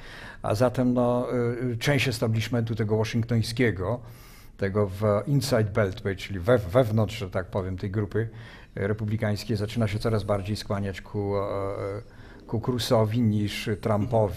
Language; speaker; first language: Polish; native; Polish